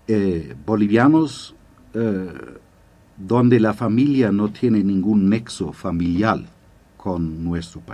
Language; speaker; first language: Spanish; non-native, fluent; German